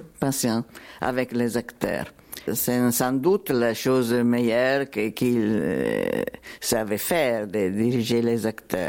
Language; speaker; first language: French; non-native, learner; Italian